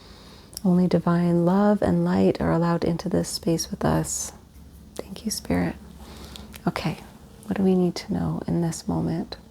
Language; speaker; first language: English; native; English